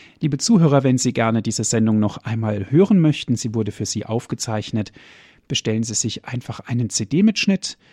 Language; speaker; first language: German; native; German